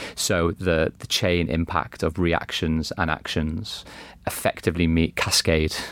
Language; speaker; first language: English; native; English